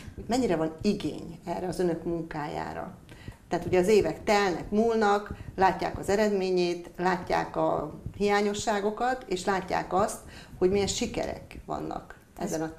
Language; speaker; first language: Hungarian; native; Hungarian